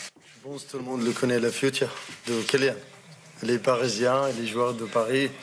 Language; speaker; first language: French; non-native, learner; Arabic